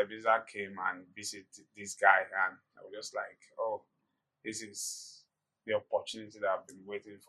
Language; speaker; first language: English; non-native, local second language; Yoruba